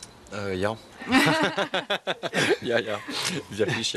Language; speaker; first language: German; non-native, learner; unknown